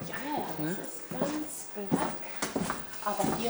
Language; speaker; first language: German; non-native, fluent; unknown